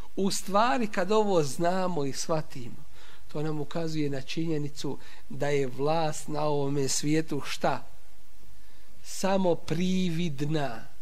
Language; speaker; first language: Bosnian; native; Bosnian